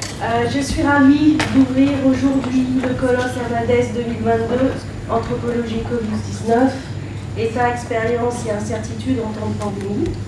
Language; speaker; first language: French; native; French